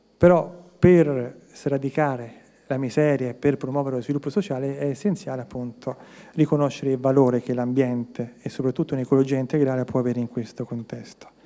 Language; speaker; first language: Italian; native; Italian